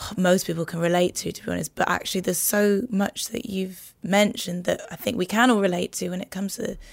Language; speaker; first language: English; native; English